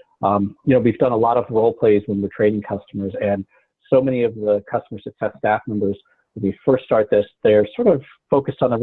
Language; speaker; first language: English; native; English